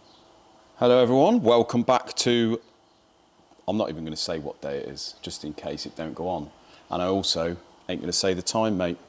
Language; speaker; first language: English; native; English